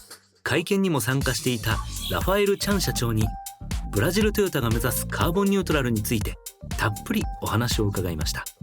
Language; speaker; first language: Japanese; native; Japanese